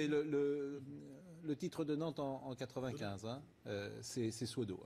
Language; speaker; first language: French; native; French